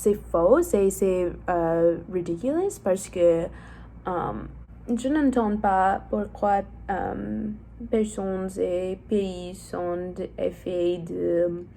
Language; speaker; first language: French; non-native, learner; English